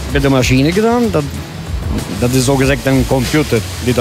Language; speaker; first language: Dutch; non-native, learner; Romanian